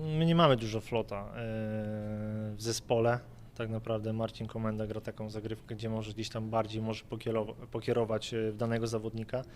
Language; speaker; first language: Polish; native; Polish